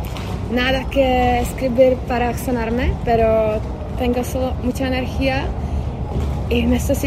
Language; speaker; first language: Spanish; non-native, learner; Czech